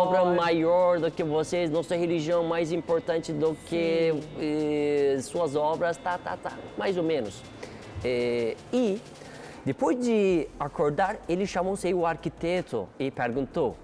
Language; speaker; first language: Portuguese; non-native, learner; Turkish